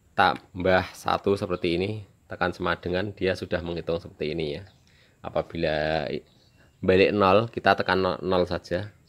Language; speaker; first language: Indonesian; native; Indonesian